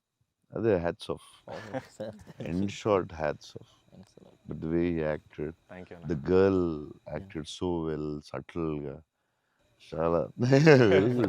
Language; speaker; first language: Telugu; native; Telugu